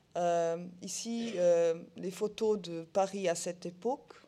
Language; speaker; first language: French; non-native, learner; Portuguese